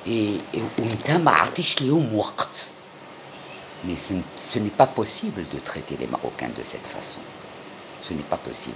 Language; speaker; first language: French; non-native, local second language; Arabic